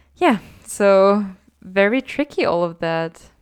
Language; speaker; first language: English; non-native, fluent; German